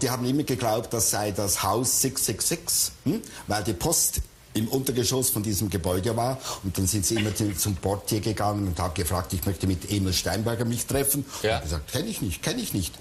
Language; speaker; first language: German; native; German